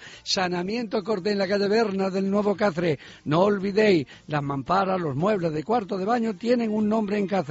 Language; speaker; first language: Spanish; native; Spanish